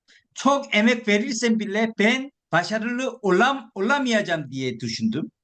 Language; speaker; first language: Turkish; non-native, fluent; Korean